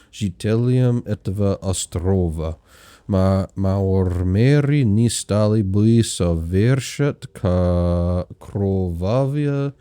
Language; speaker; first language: Russian; non-native, learner; English